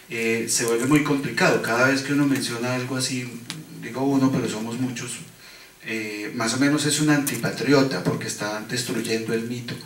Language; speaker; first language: Spanish; native; Spanish